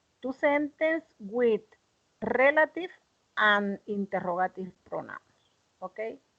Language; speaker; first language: English; non-native, learner; Spanish